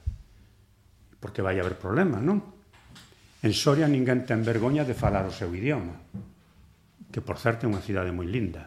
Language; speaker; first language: Galician; non-native, local second language; Spanish